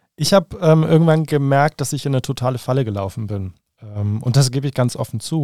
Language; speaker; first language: German; native; German